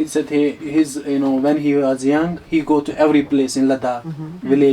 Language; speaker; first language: English; non-native, learner; Hindi